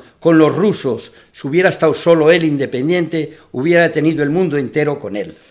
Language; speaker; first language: Spanish; native; Spanish